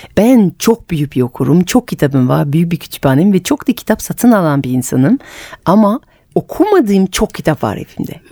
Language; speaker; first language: Turkish; non-native, fluent; French